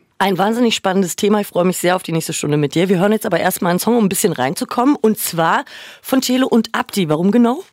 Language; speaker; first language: German; native; German